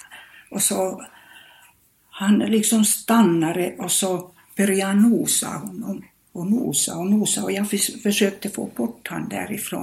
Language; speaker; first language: Swedish; non-native, fluent; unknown